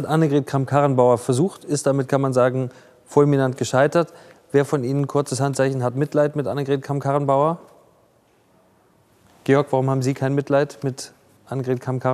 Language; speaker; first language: German; native; German